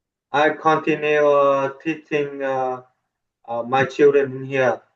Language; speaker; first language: English; non-native, learner; Vietnamese